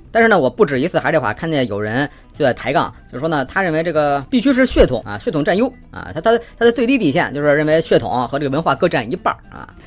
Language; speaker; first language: Chinese; native; Chinese